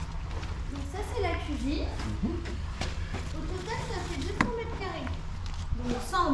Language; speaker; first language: French; native; French